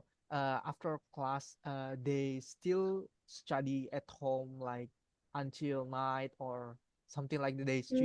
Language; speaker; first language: English; non-native, learner; Indonesian